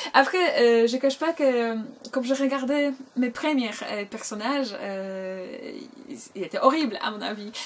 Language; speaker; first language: French; non-native, fluent; Polish